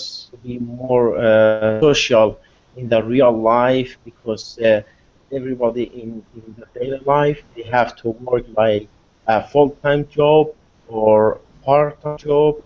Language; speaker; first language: English; non-native, learner; Arabic